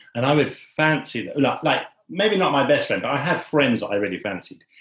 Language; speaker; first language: English; native; English